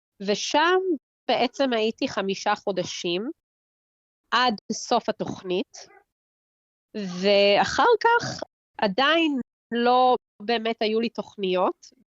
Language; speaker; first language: Hebrew; early bilingual, heritage; Hebrew